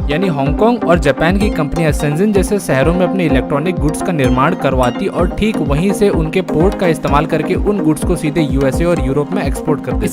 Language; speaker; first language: Hindi; native; Hindi